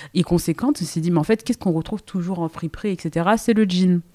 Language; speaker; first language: French; native; French